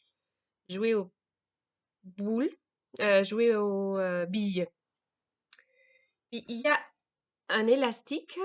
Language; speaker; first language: French; non-native, fluent; German